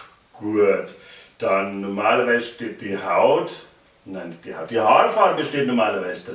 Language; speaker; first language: German; native; German